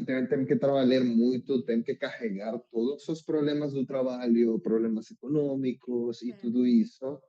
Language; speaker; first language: Portuguese; non-native, learner; Spanish